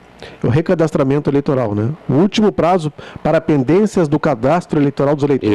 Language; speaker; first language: Portuguese; native; Portuguese